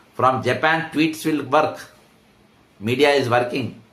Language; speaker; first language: English; non-native, local second language; Telugu